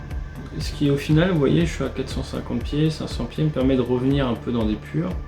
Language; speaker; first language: French; native; French